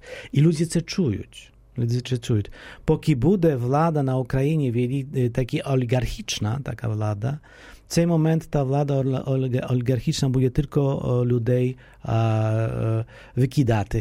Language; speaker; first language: Polish; non-native, fluent; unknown